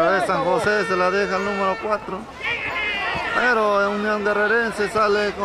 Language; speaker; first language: Spanish; native; Spanish